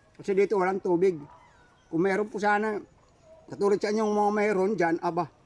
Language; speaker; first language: Filipino; non-native, local second language; Cebuano